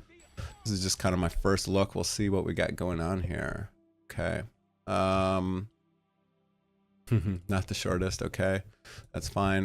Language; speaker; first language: English; native; English